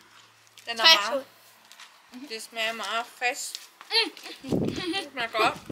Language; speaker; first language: Danish; non-native, learner; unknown